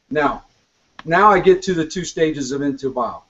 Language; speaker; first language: English; native; English